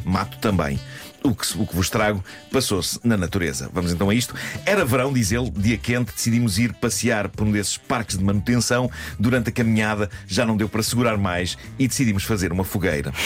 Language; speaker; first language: Portuguese; native; Portuguese